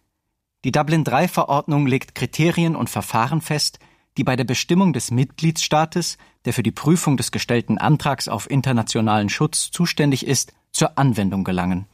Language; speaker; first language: German; native; German